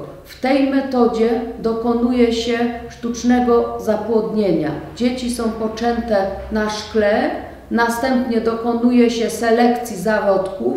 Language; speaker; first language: Polish; native; Polish